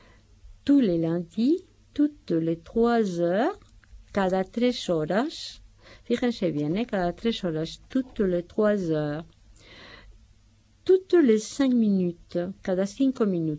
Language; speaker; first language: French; non-native, fluent; Spanish